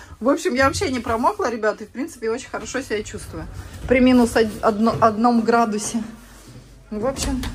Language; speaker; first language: Russian; native; Russian